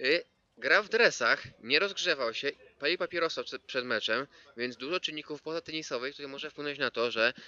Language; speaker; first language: Polish; native; Polish